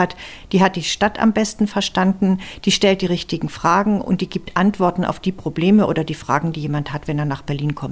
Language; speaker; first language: German; native; German